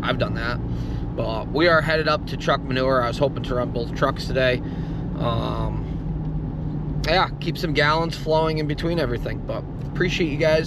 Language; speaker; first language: English; native; English